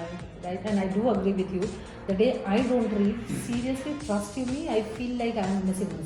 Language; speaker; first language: English; non-native, local second language; Hindi